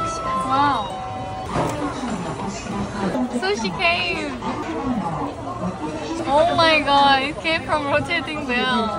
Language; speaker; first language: English; non-native, local second language; Assamese